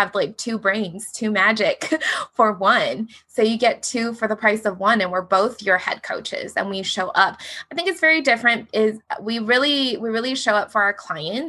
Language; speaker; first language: English; native; English